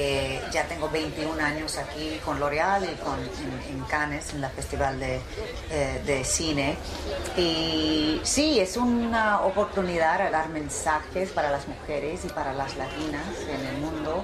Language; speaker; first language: Spanish; early bilingual, heritage; English